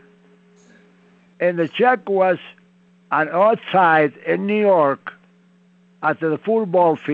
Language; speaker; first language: English; non-native, learner; Italian